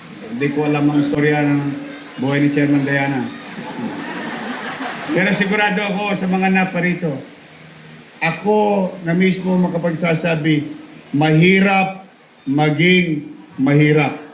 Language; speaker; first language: Filipino; native; Filipino